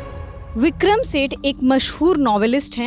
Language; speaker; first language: Hindi; native; Hindi